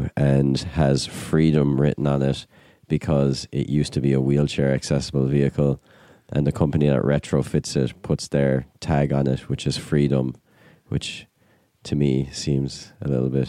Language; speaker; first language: English; native; English